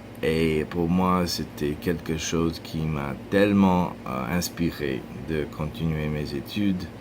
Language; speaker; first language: French; non-native, fluent; English